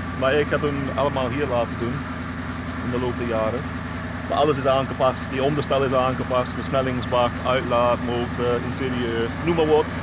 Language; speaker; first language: Dutch; non-native, fluent; English